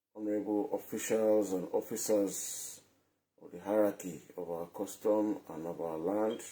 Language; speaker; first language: English; non-native, local second language; Yoruba